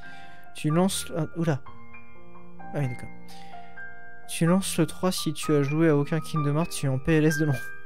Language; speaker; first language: French; native; French